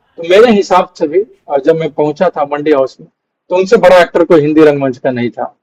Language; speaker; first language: Hindi; non-native, local second language; Bhojpuri